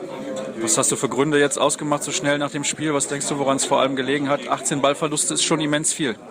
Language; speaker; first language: German; native; German